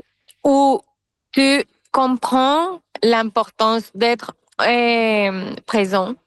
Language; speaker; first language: French; non-native, fluent; Spanish